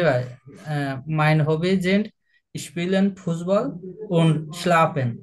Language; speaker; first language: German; non-native, learner; Bangla